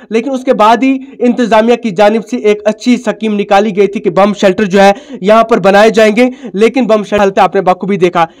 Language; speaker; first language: Hindi; non-native, local second language; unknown